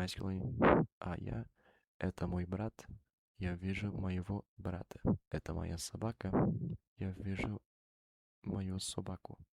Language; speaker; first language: Russian; non-native, learner; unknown